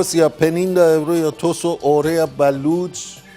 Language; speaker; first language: Greek; non-native, learner; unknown